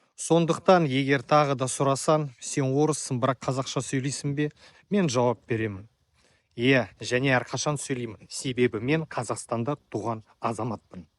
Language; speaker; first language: Kazakh; non-native, local second language; Russian